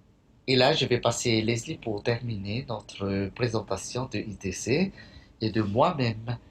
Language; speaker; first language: French; non-native, fluent; English